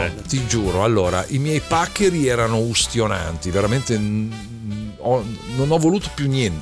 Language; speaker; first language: Italian; native; Italian